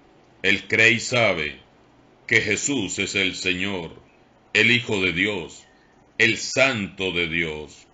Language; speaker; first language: Spanish; native; Spanish